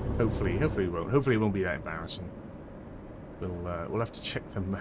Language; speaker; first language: English; native; English